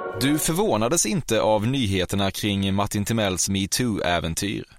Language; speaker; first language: Swedish; native; Swedish